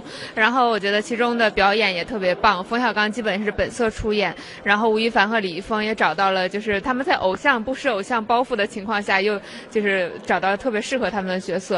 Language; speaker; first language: Chinese; native; Chinese